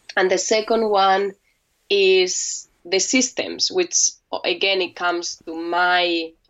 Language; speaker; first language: English; non-native, fluent; Spanish